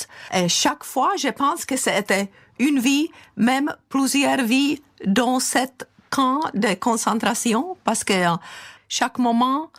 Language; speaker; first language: French; non-native, fluent; Czech